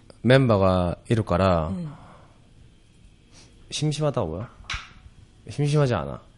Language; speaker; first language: Japanese; non-native, learner; Korean